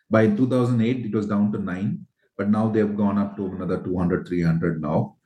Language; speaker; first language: English; non-native, local second language; Tamil